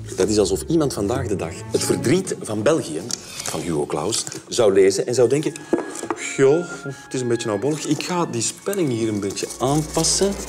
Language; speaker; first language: Dutch; native; Dutch